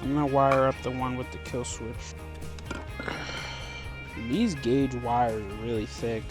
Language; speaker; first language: English; native; English